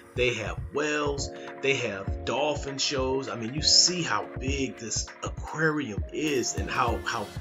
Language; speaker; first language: English; native; English